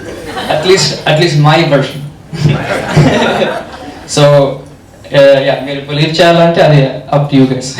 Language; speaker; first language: Telugu; early bilingual, heritage; Telugu